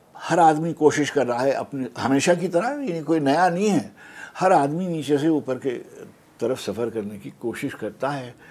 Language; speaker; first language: Urdu; native; Urdu